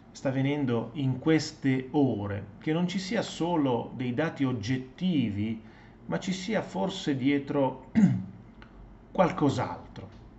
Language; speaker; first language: Italian; native; Italian